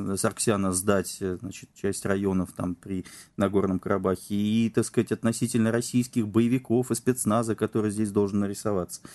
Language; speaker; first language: Russian; native; Russian